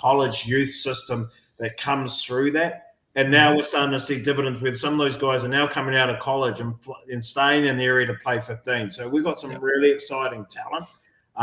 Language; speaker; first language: English; native; English